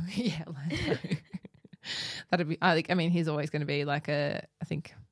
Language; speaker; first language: English; native; English